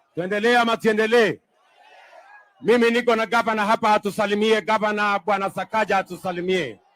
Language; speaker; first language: Swahili; non-native, local second language; Kalenjin